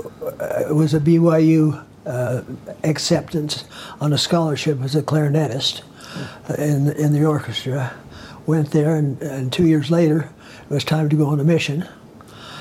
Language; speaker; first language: English; native; English